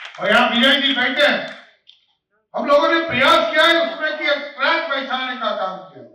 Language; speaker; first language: Hindi; native; Hindi